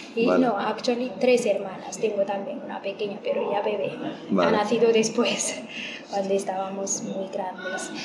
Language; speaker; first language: Spanish; non-native, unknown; Amharic